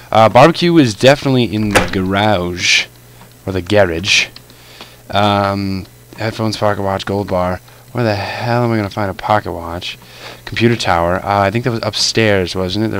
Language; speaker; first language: English; native; English